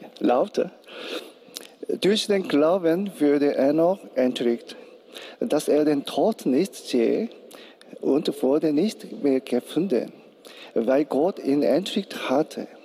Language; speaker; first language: German; non-native, learner; Korean